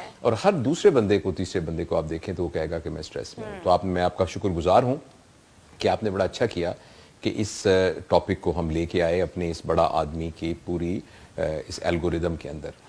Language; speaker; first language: Urdu; non-native, local second language; Punjabi